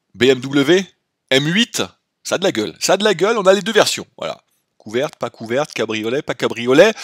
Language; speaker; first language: French; native; French